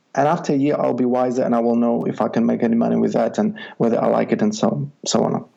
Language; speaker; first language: English; non-native, fluent; Czech